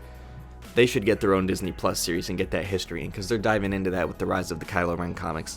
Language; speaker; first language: English; native; English